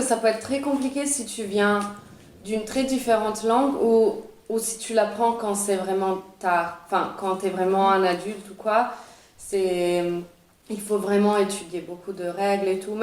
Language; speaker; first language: French; early bilingual, other home language; Italian